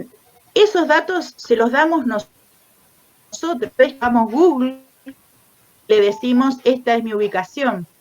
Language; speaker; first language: Spanish; native; Spanish